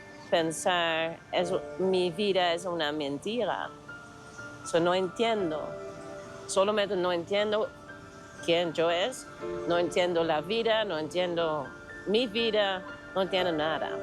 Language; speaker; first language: Spanish; non-native, learner; Dutch